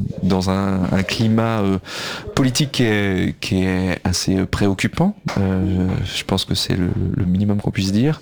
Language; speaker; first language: French; native; French